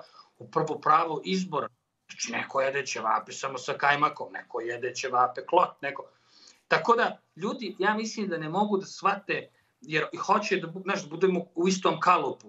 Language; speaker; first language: Serbian; native; Serbian